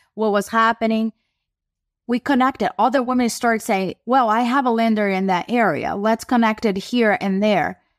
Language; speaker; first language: English; non-native, fluent; Portuguese